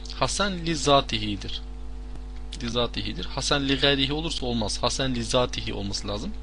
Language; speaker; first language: Turkish; non-native, fluent; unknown